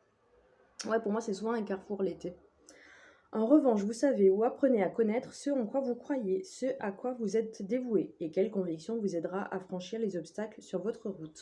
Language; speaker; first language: French; native; French